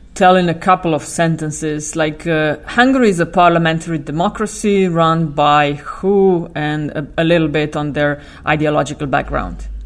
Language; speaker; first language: English; non-native, fluent; Slovenian